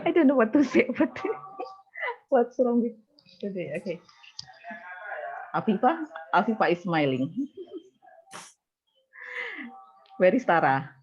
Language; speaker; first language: English; non-native, fluent; Indonesian